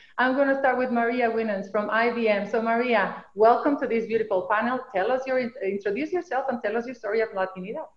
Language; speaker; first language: English; non-native, fluent; Spanish